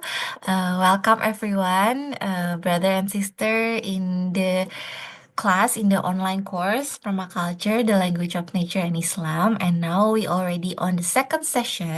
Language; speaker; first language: English; non-native, fluent; Indonesian